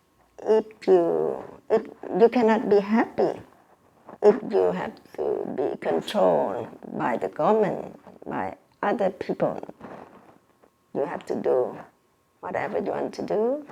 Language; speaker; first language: English; non-native, learner; Vietnamese